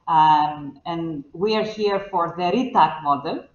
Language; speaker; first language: English; non-native, fluent; Greek